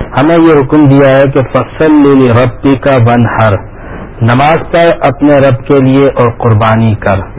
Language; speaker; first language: Urdu; native; Urdu